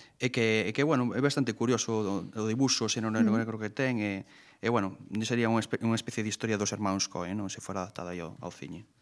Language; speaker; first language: Galician; non-native, local second language; Spanish